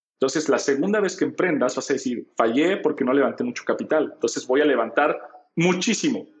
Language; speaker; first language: Spanish; native; Spanish